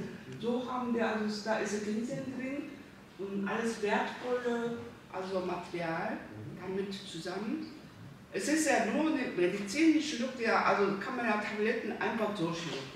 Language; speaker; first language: German; non-native, learner; Korean